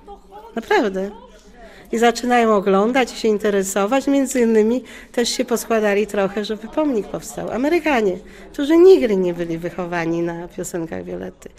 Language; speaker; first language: Polish; native; Polish